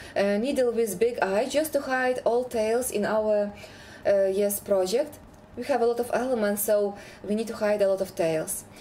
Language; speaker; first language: English; non-native, fluent; Ukrainian